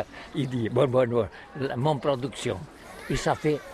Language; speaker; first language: French; non-native, learner; Catalan